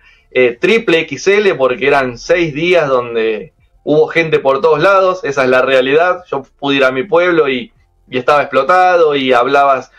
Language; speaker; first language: Spanish; native; Spanish